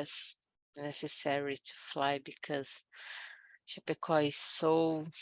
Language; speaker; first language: English; non-native, learner; Portuguese